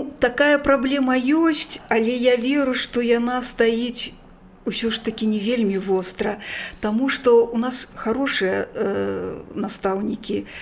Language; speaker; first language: Belarusian; native; Belarusian